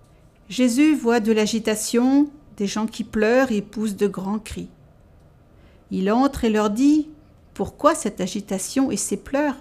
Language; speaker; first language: French; native; French